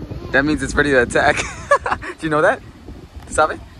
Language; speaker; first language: English; native; English